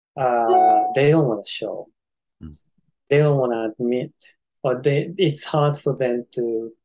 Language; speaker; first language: English; non-native, fluent; Japanese